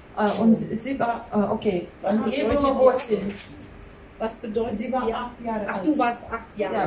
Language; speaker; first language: German; non-native, learner; Russian